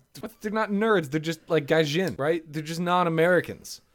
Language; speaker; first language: English; native; English